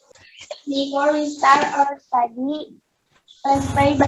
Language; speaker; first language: English; non-native, learner; Indonesian